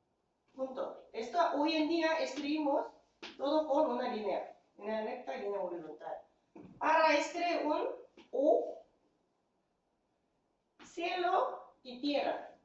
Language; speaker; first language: Spanish; non-native, fluent; Korean